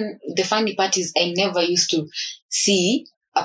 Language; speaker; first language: English; non-native, local second language; Swahili